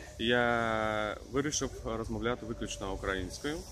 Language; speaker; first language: Ukrainian; non-native, local second language; Russian